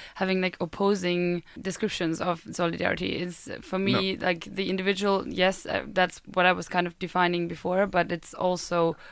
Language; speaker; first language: English; non-native, fluent; German